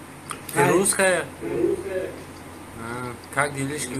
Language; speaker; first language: Russian; non-native, learner; Tajik